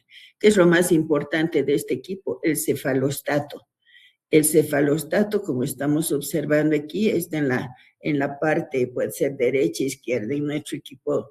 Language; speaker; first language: Spanish; native; Spanish